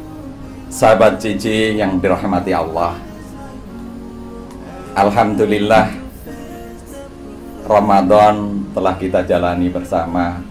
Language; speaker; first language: Indonesian; native; Indonesian